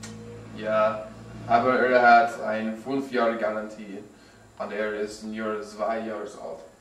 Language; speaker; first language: German; non-native, learner; English